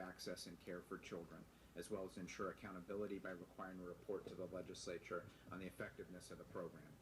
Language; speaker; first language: English; native; English